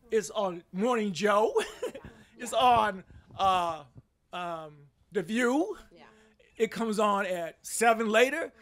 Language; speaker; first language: English; native; English